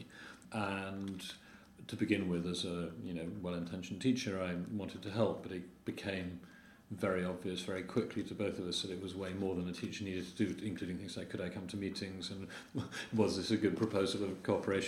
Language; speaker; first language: English; native; English